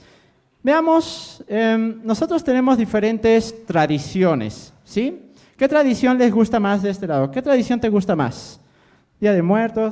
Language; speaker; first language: Spanish; native; Spanish